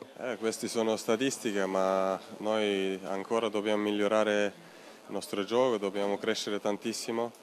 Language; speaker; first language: Italian; non-native, fluent; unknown